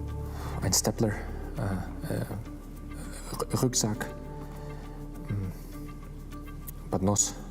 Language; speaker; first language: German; non-native, fluent; Russian